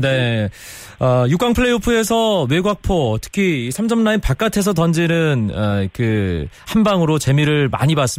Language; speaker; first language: Korean; native; Korean